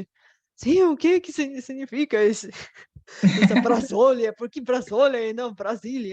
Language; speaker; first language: Portuguese; non-native, fluent; Bulgarian